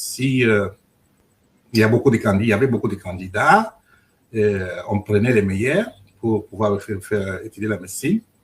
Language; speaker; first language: French; non-native, local second language; Luba-Lulua